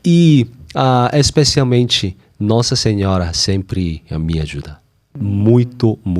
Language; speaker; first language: Portuguese; non-native, learner; Korean